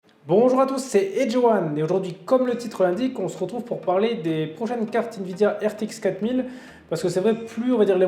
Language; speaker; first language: French; native; French